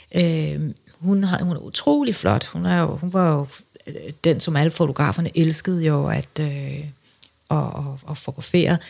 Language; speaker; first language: Danish; early bilingual, other home language; English